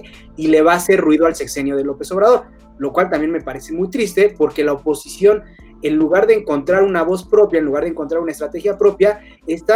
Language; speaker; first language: Spanish; native; Spanish